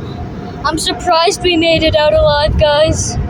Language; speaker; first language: English; native; English